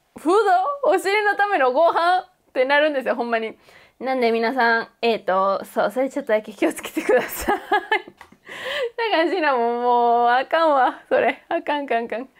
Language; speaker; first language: Japanese; non-native, fluent; Spanish